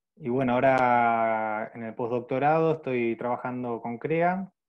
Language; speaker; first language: Spanish; native; Spanish